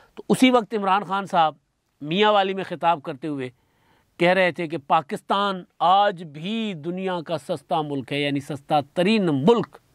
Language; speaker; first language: Urdu; non-native, local second language; Sindhi